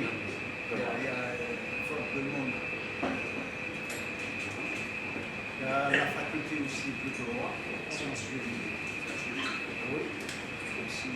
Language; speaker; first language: French; non-native, local second language; Arabic